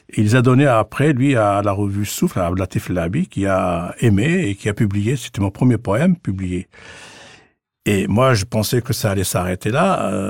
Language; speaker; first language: French; non-native, local second language; Arabic